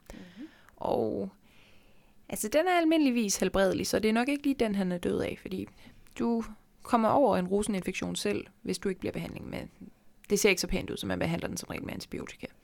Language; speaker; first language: Danish; native; Danish